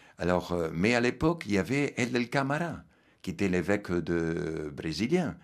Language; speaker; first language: French; non-native, fluent; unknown